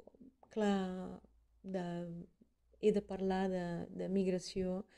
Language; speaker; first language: Catalan; non-native, fluent; German